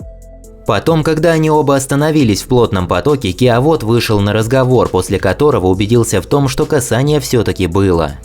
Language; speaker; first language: Russian; native; Russian